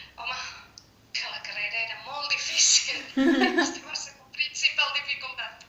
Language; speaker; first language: Catalan; non-native, local second language; Spanish